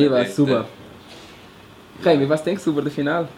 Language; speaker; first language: German; non-native, fluent; Portuguese